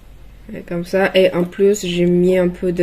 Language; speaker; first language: French; non-native, learner; Chinese